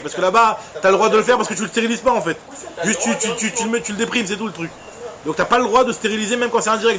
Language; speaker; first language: French; native; French